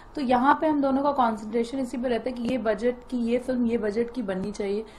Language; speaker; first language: Hindi; native; Hindi